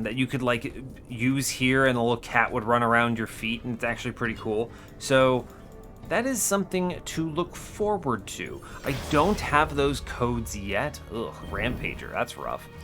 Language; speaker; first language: English; native; English